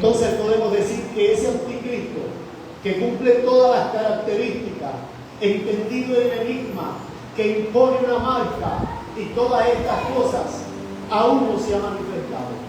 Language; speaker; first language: Spanish; native; Spanish